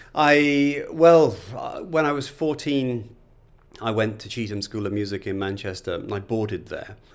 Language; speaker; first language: English; native; English